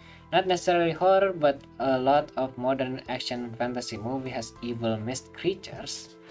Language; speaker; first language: English; non-native, fluent; Indonesian